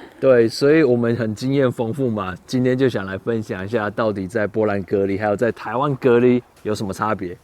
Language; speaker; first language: Chinese; native; Chinese